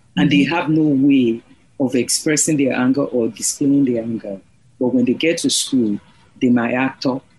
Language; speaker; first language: English; non-native, local second language; Yoruba